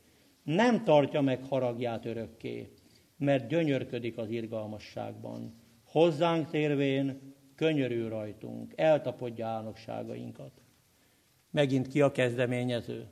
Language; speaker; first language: Hungarian; native; Hungarian